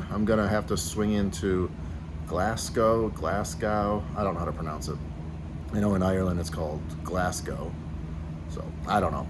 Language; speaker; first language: English; native; English